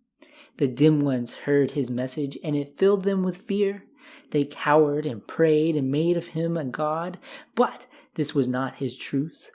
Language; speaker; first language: English; native; English